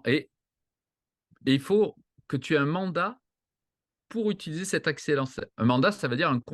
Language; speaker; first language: French; native; French